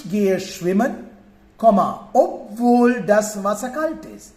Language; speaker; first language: German; non-native, fluent; Sinhala